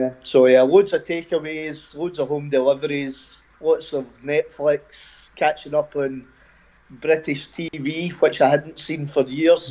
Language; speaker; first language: English; native; English